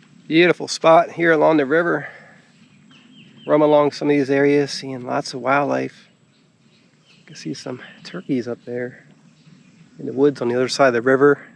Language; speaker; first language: English; native; English